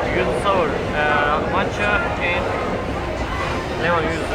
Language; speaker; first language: English; non-native, learner; Japanese